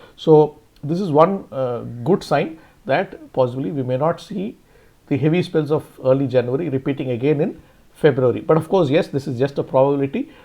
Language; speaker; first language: English; non-native, local second language; Tamil